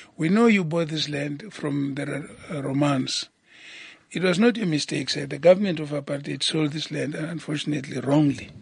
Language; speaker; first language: English; non-native, local second language; Southern Sotho